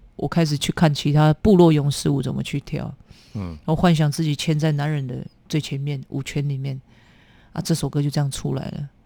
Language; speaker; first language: Chinese; native; Chinese